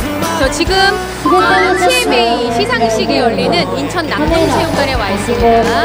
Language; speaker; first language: Korean; native; Korean